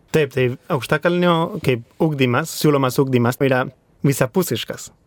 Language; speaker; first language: Lithuanian; non-native, fluent; Spanish